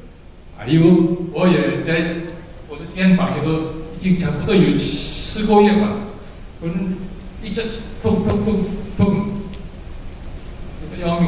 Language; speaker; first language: Chinese; early bilingual, heritage; Chinese